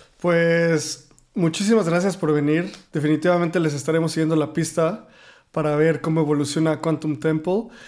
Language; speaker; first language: Spanish; native; Spanish